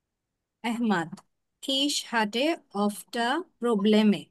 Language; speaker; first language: German; non-native, learner; Bangla